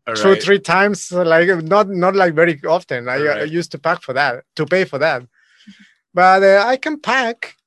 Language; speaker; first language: English; non-native, learner; Spanish